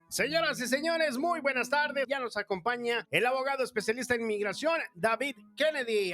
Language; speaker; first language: Spanish; native; Spanish